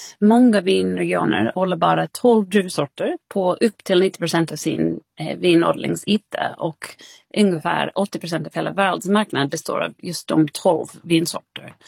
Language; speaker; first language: Swedish; non-native, fluent; English